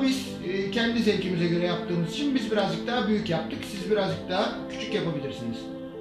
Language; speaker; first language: Turkish; native; Turkish